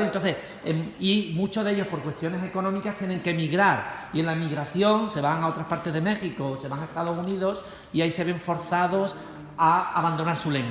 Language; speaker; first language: Spanish; native; Spanish